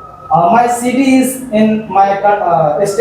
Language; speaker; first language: English; non-native, learner; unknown